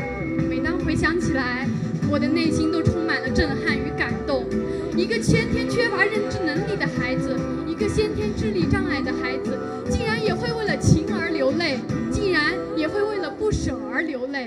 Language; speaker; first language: Chinese; native; Chinese